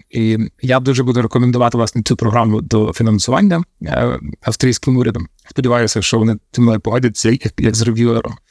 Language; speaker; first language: Ukrainian; native; Ukrainian